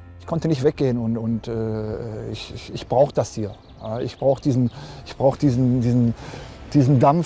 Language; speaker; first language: German; native; German